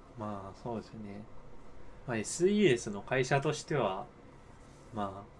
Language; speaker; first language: Japanese; native; Japanese